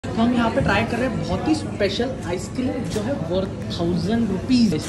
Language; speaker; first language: Hindi; native; Hindi